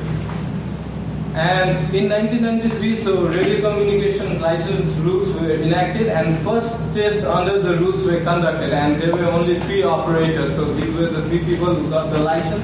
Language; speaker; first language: English; non-native, local second language; Nepali